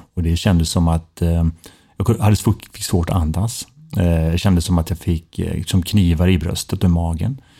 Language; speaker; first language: Swedish; native; Swedish